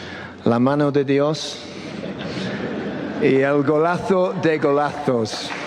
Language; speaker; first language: Spanish; non-native, fluent; English